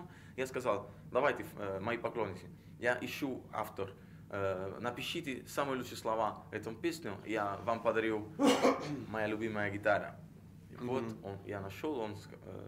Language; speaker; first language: Russian; non-native, learner; Italian